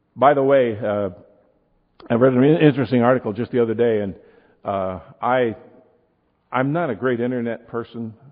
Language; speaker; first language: English; native; English